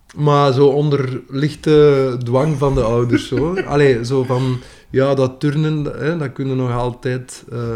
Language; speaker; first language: Dutch; native; Dutch